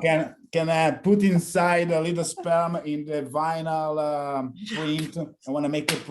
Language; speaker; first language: English; non-native, learner; Italian